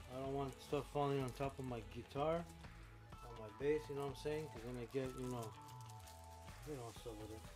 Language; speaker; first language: English; early bilingual, other home language; Spanish